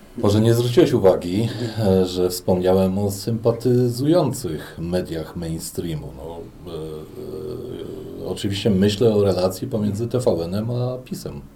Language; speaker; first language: Polish; native; Polish